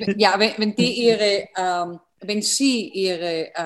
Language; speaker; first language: German; non-native, fluent; English